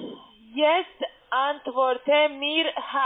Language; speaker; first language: German; non-native, learner; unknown